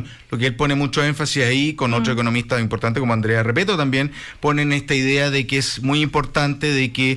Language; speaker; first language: Spanish; native; Spanish